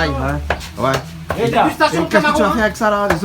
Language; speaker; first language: French; native; French